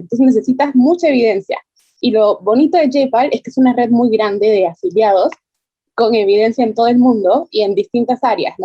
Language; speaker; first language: Spanish; native; Spanish